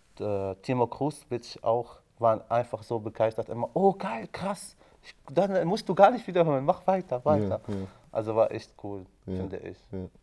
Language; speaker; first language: German; non-native, fluent; Arabic